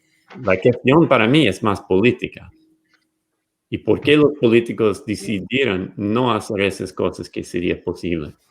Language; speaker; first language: Spanish; non-native, fluent; English